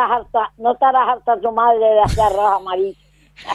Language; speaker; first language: Spanish; native; Spanish